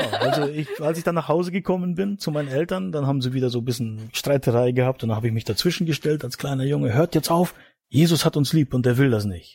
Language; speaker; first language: German; native; German